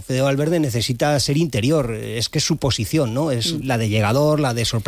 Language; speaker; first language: Spanish; native; Spanish